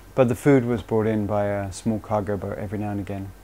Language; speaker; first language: English; native; English